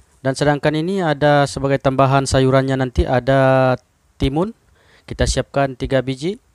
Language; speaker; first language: Indonesian; native; Indonesian